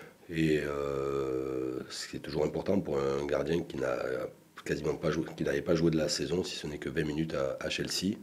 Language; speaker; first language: French; native; French